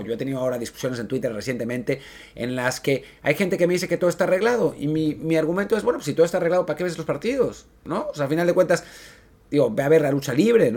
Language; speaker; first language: Spanish; native; Spanish